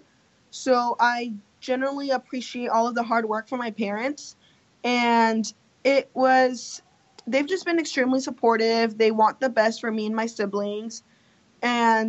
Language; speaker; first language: English; early bilingual, other home language; Spanish